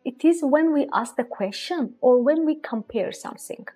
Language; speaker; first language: English; non-native, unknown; Azerbaijani